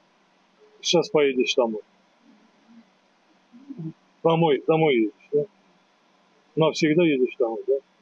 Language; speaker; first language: Russian; non-native, learner; Azerbaijani